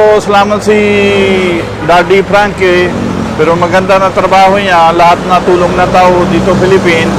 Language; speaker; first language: Filipino; non-native, learner; Punjabi